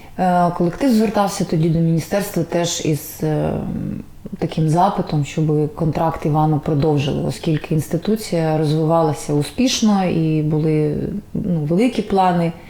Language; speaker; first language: Ukrainian; native; Ukrainian